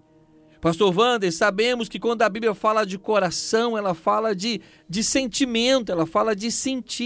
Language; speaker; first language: Portuguese; native; Portuguese